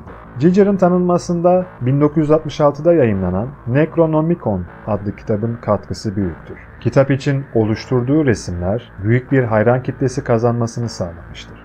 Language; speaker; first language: Turkish; native; Turkish